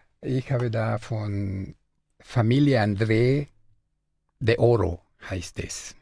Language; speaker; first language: German; non-native, fluent; Spanish